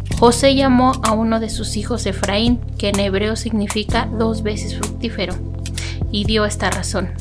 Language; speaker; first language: Spanish; native; Spanish